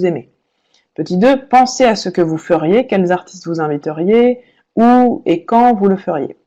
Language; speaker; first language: French; native; French